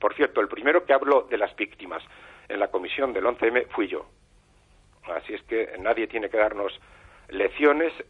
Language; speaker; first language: Spanish; native; Spanish